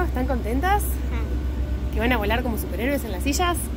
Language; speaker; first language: Spanish; native; Spanish